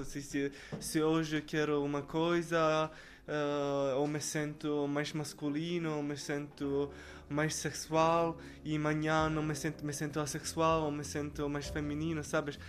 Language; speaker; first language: Portuguese; non-native, learner; Italian